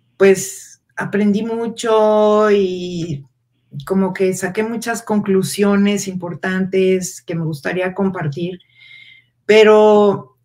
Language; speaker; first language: Spanish; native; Spanish